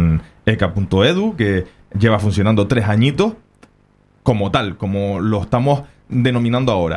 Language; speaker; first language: Spanish; native; Spanish